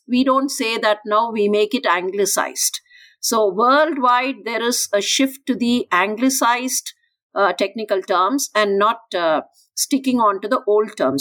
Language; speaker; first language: English; non-native, local second language; Tamil